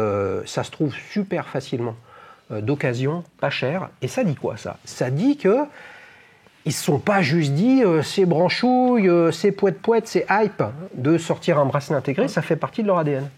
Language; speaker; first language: French; native; French